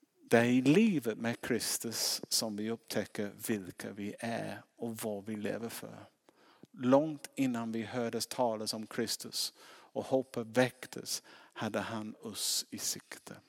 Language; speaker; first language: Swedish; non-native, fluent; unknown